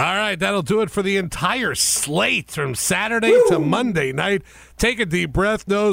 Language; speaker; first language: English; native; English